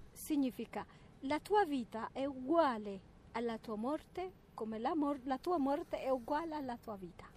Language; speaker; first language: Italian; non-native, fluent; Tigrinya